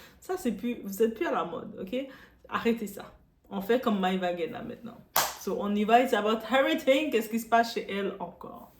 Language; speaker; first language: French; non-native, local second language; Arabic